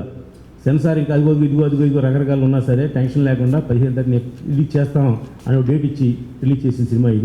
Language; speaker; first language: Telugu; native; Telugu